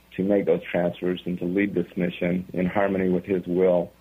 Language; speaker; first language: English; native; English